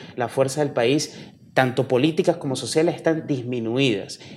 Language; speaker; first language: Spanish; native; Spanish